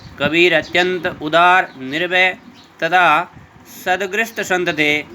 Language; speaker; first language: Hindi; native; Hindi